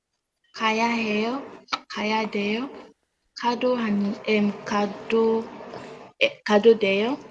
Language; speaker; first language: Korean; non-native, learner; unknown